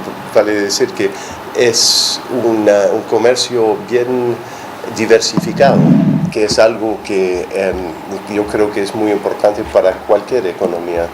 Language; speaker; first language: Spanish; non-native, fluent; English